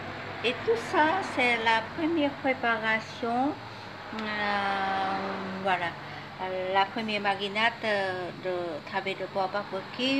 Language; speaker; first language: French; non-native, fluent; Vietnamese